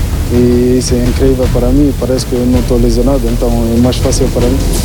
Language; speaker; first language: Portuguese; non-native, learner; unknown